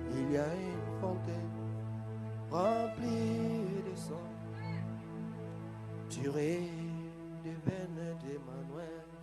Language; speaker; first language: French; non-native, local second language; Lingala